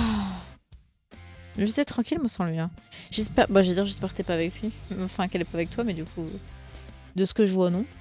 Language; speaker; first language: French; native; French